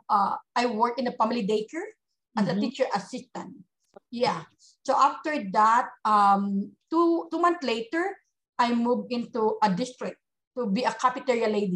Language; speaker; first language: English; non-native, local second language; Hiligaynon